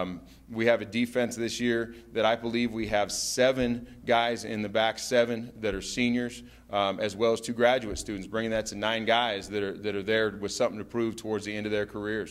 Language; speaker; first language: English; native; English